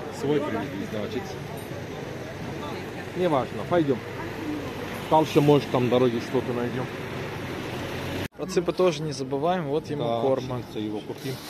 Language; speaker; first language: Russian; non-native, learner; Turkish